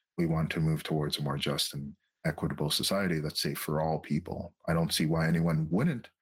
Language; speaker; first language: English; native; English